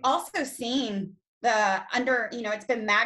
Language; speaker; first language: English; native; English